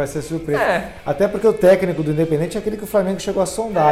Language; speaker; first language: Portuguese; native; Portuguese